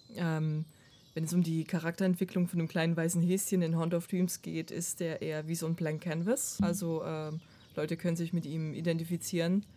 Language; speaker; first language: German; non-native, fluent; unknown